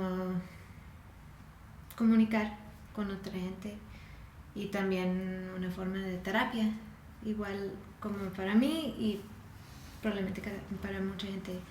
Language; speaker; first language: Spanish; non-native, fluent; English